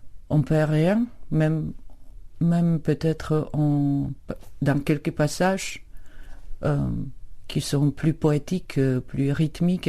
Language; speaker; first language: French; non-native, fluent; Czech